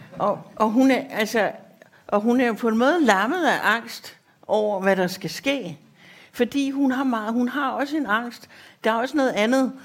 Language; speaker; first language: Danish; native; Danish